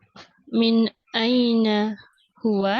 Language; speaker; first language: Arabic; non-native, learner; Indonesian